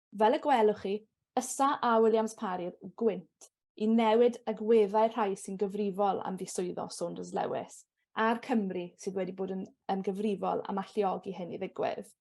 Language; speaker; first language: Welsh; native; Welsh